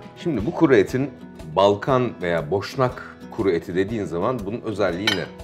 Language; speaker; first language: Turkish; native; Turkish